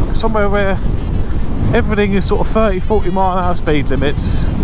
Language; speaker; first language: English; native; English